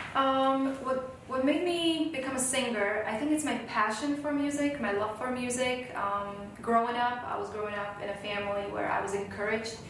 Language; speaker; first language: English; non-native, fluent; Slovak